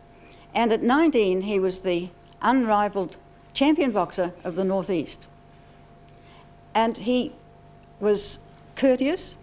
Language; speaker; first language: English; native; English